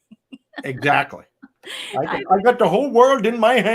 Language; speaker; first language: English; native; English